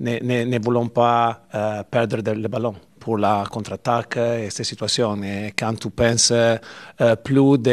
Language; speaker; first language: French; non-native, learner; Italian